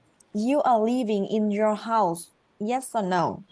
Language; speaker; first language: English; non-native, learner; Vietnamese